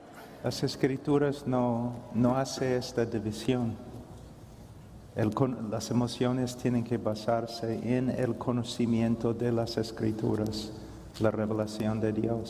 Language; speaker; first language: Spanish; non-native, fluent; English